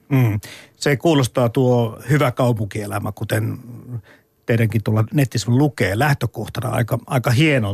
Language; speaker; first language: Finnish; native; Finnish